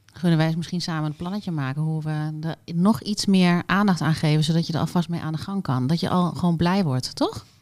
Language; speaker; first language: Dutch; native; Dutch